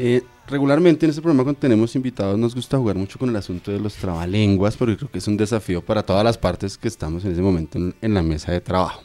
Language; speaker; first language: Spanish; native; Spanish